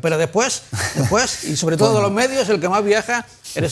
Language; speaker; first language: Spanish; native; Spanish